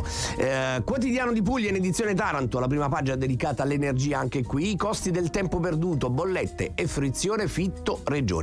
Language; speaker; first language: Italian; native; Italian